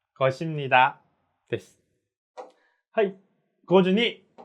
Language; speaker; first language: Japanese; non-native, fluent; Korean